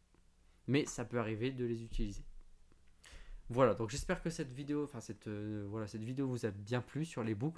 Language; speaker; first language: French; native; French